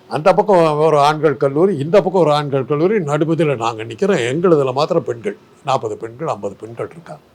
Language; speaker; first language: Tamil; non-native, local second language; Telugu